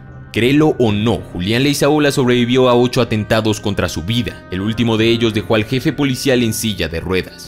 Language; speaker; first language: Spanish; native; Spanish